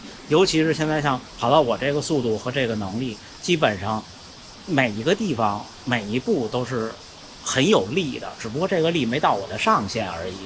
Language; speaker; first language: Chinese; native; Chinese